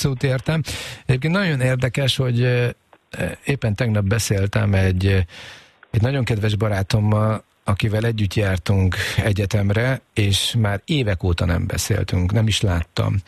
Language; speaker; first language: Hungarian; native; Hungarian